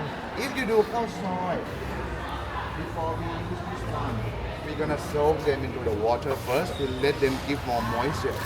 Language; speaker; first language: English; non-native, learner; Thai